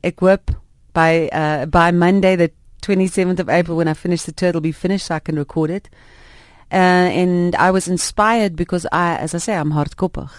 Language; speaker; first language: English; non-native, local second language; Afrikaans